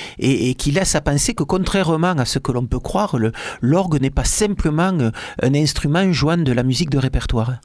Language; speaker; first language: French; native; French